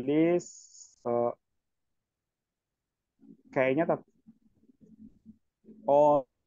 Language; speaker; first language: English; non-native, learner; Indonesian